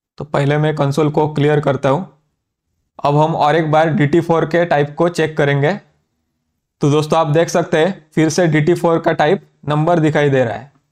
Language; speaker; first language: Hindi; native; Hindi